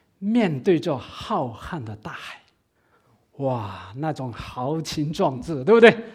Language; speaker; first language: Chinese; non-native, local second language; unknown